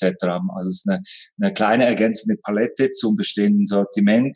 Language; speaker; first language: German; native; German